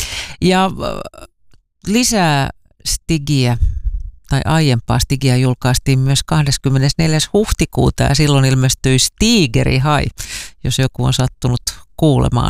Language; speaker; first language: Finnish; native; Finnish